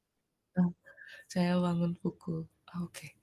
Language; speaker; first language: Indonesian; non-native, learner; Japanese